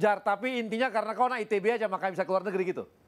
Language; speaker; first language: Indonesian; native; Indonesian